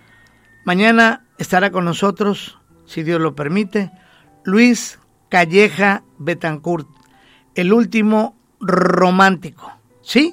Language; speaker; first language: Spanish; native; Spanish